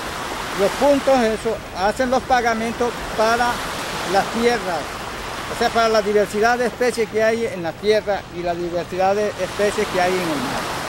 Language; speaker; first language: Spanish; non-native, local second language; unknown